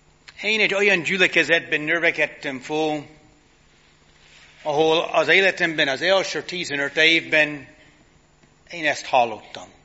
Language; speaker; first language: Hungarian; non-native, fluent; English